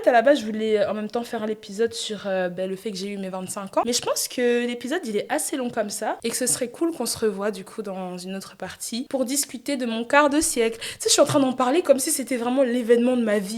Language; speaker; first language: French; native; French